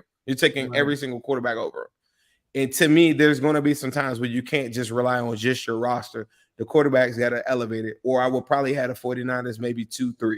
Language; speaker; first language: English; native; English